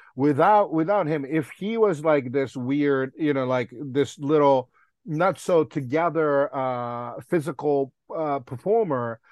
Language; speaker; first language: English; non-native, fluent; Japanese